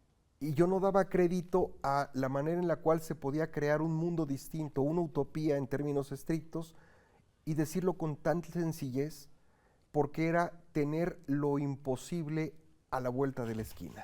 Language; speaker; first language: Spanish; native; Spanish